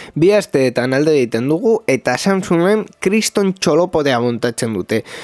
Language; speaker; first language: Basque; non-native, local second language; Spanish